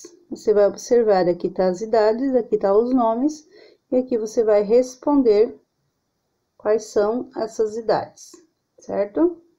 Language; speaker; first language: Portuguese; native; Portuguese